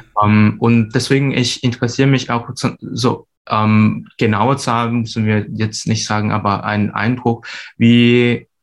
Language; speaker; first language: German; non-native, fluent; Cantonese